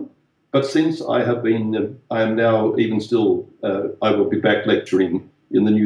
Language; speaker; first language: English; native; English